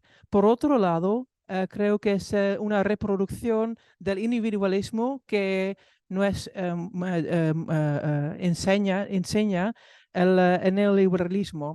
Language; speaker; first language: Spanish; non-native, fluent; Dutch